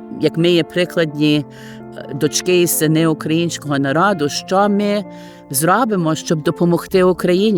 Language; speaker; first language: Ukrainian; early bilingual, heritage; Ukrainian